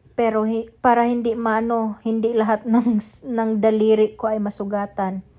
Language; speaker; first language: Filipino; non-native, local second language; Cebuano